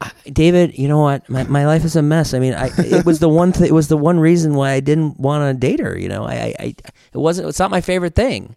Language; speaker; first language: English; native; English